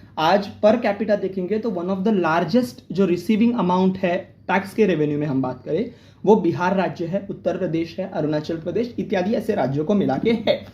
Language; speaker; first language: Hindi; non-native, local second language; Marathi